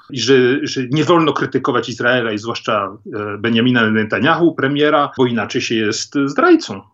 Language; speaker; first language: Polish; early bilingual, heritage; Polish